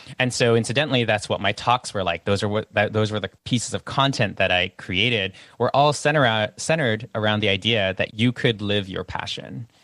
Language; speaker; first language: English; native; English